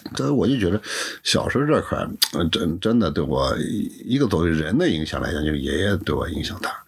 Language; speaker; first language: Chinese; native; Chinese